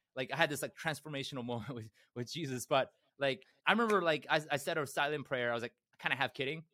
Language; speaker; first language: English; early bilingual, other home language; Korean